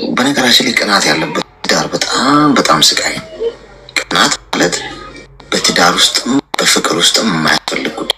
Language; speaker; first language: Amharic; native; Amharic